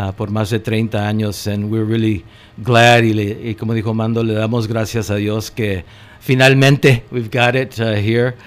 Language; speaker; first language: English; early bilingual, other home language; Spanish